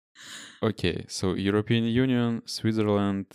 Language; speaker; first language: English; non-native, fluent; Russian